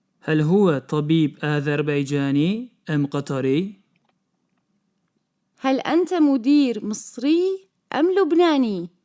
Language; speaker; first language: Arabic; non-native, fluent; Turkish